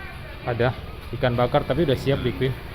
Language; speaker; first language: Indonesian; native; Indonesian